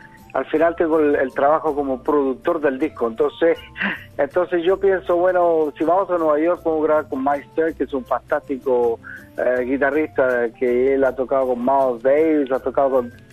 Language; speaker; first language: Spanish; native; Spanish